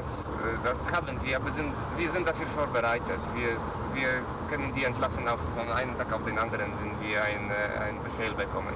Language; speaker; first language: German; non-native, fluent; Polish